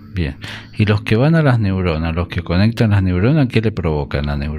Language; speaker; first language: Spanish; native; Spanish